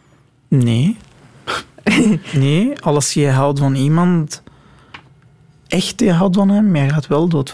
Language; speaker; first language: Dutch; non-native, learner; Arabic